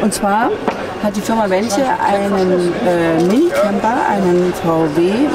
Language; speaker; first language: German; native; German